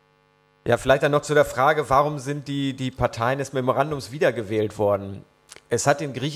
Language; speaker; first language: German; native; German